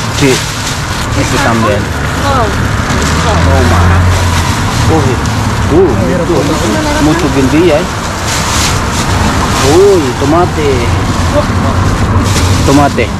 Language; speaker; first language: Spanish; non-native, learner; Filipino